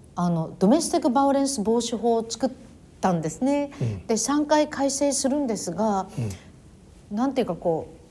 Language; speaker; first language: Japanese; native; Japanese